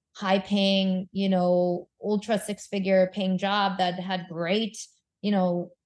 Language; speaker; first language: English; early bilingual, other home language; Korean